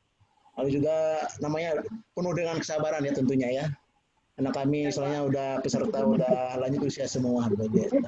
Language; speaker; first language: Indonesian; native; Indonesian